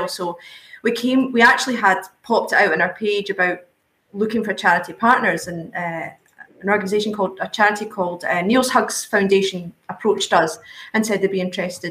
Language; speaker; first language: English; native; English